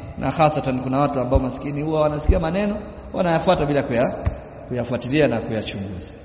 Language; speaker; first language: Swahili; native; Swahili